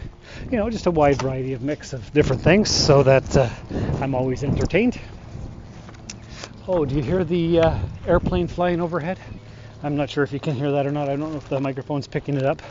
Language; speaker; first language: English; native; English